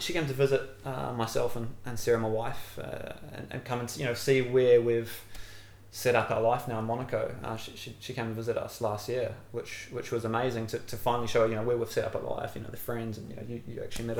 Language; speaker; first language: English; native; English